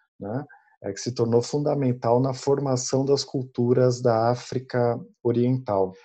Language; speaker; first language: Portuguese; native; Portuguese